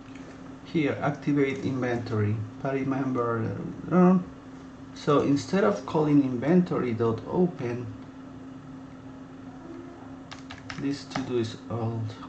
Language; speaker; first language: English; non-native, fluent; Spanish